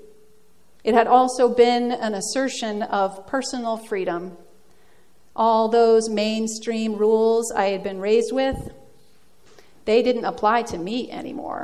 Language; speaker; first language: English; early bilingual, other home language; Dutch